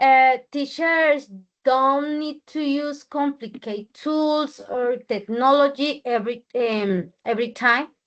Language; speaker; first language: English; non-native, learner; Spanish